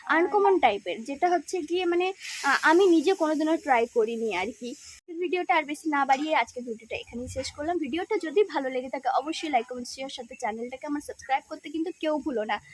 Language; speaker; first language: Bangla; non-native, local second language; Santali